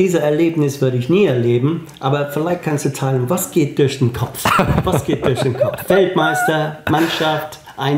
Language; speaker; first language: German; non-native, fluent; English